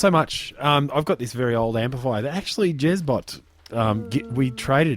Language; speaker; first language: English; native; English